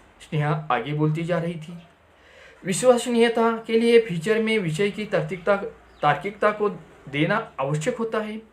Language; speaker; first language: Hindi; non-native, local second language; Marathi